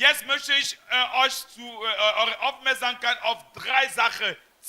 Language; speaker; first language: German; non-native, fluent; French